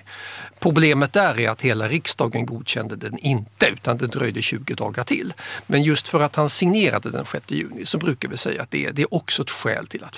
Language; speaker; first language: Swedish; native; Swedish